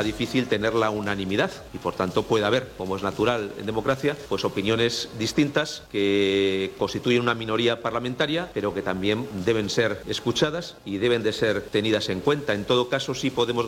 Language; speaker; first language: Spanish; non-native, fluent; English